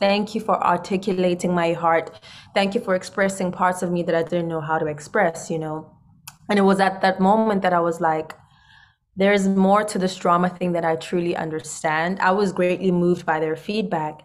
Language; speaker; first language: English; non-native, local second language; Zulu